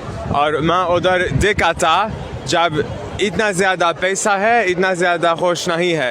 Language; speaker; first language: Hindi; non-native, learner; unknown